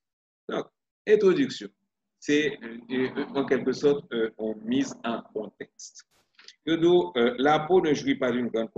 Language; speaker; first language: French; non-native, local second language; Haitian Creole